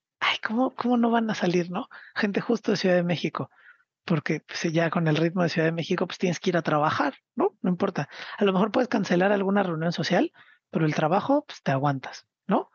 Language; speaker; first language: Spanish; native; Spanish